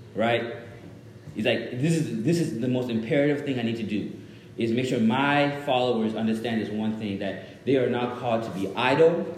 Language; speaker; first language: English; early bilingual, other home language; Shona